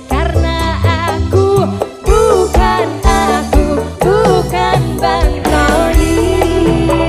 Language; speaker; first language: Indonesian; native; Indonesian